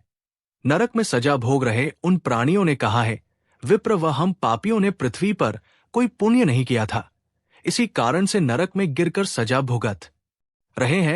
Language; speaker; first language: Hindi; native; Hindi